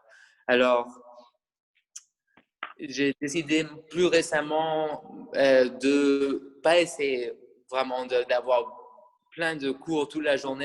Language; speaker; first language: French; non-native, fluent; English